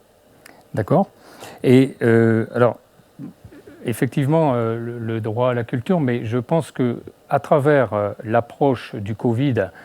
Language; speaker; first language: French; native; French